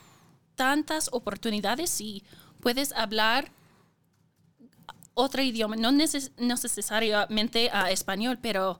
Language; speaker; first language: Spanish; non-native, fluent; English